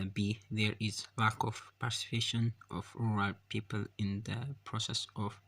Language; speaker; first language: English; non-native, local second language; Amharic